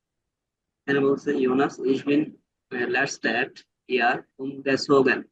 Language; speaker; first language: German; non-native, learner; Bangla